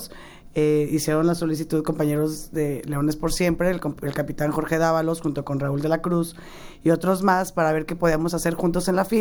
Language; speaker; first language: Spanish; native; Spanish